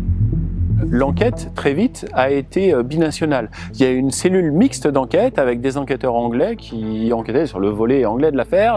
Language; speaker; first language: French; native; French